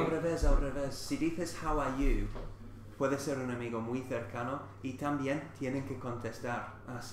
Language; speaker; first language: Spanish; non-native, fluent; English